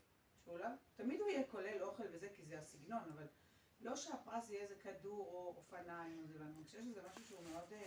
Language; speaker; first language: Hebrew; native; Hebrew